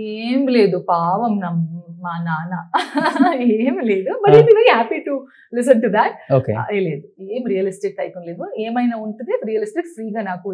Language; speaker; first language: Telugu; non-native, learner; Tulu